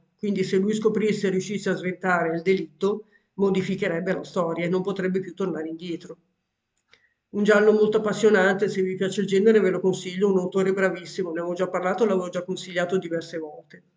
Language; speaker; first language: Italian; native; Italian